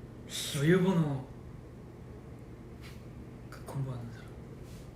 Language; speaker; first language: Korean; non-native, fluent; Japanese